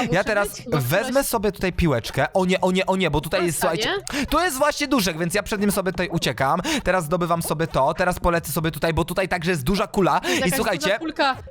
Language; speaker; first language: Polish; native; Polish